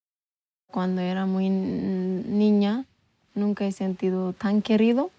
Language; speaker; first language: Spanish; non-native, local second language; Amharic